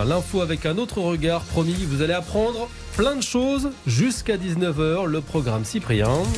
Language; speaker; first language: French; native; French